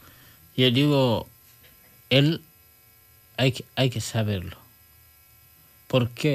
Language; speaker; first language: Spanish; non-native, learner; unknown